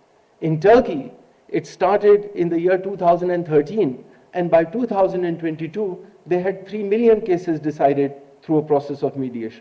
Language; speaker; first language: English; non-native, local second language; Urdu